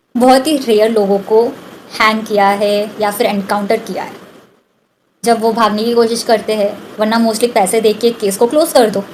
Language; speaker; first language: Hindi; non-native, local second language; Bangla